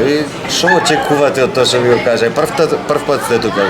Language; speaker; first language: Macedonian; native; Macedonian